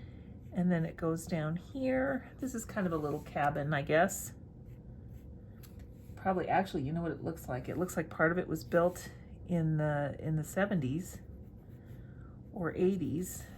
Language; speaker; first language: English; native; English